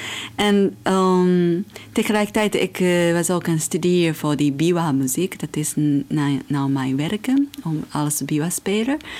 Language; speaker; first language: Dutch; non-native, fluent; Japanese